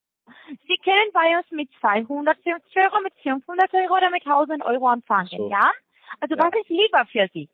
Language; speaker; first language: German; non-native, learner; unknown